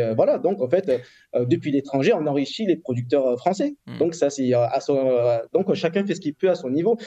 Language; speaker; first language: French; native; French